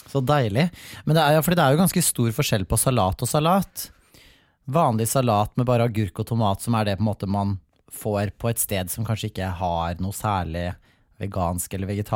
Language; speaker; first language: Norwegian; native; Norwegian